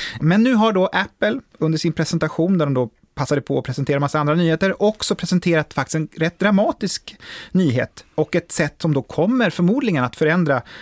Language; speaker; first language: Swedish; native; Swedish